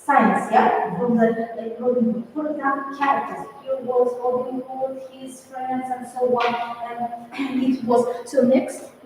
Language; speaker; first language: English; non-native, learner; Kazakh